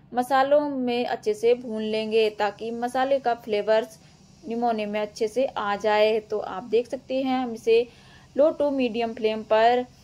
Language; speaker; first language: Hindi; native; Hindi